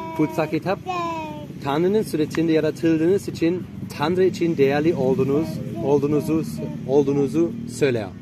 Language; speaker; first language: Turkish; non-native, fluent; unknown